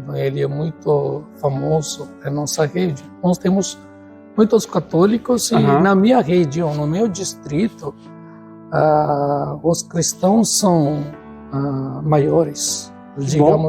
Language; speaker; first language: Portuguese; non-native, fluent; Tamil